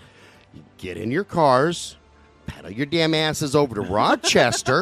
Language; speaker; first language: English; native; English